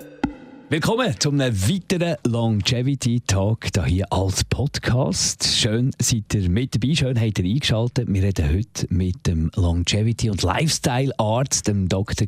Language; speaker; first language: German; native; German